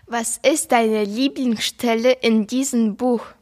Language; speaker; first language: German; non-native, learner; Ukrainian